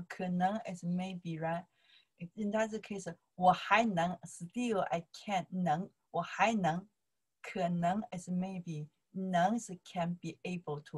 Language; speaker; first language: English; non-native, learner; Chinese